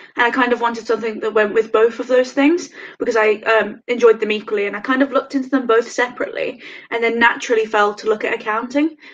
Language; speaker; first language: English; native; English